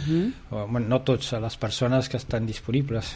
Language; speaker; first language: Catalan; non-native, fluent; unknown